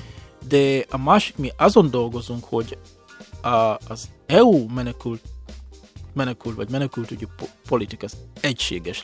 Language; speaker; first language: Hungarian; non-native, fluent; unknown